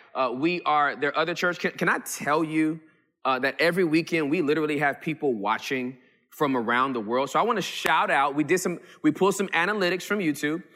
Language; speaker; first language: English; early bilingual, other home language; Yoruba